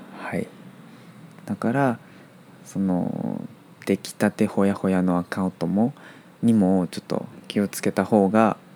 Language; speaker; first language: Japanese; non-native, fluent; Chinese